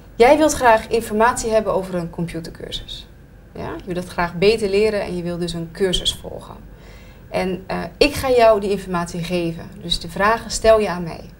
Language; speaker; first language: Dutch; native; Dutch